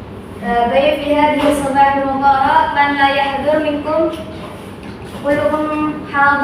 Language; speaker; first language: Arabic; non-native, learner; Indonesian